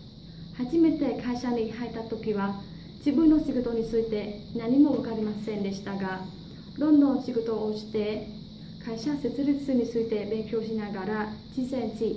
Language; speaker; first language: Japanese; non-native, learner; Khmer